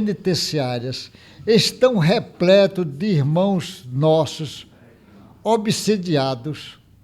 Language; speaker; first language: Portuguese; native; Portuguese